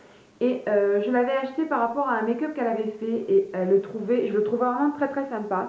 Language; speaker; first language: French; native; French